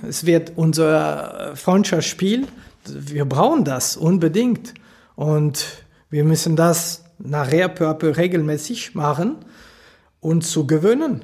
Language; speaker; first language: German; non-native, local second language; French